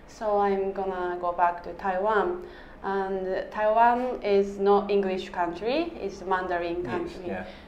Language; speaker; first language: English; non-native, learner; Japanese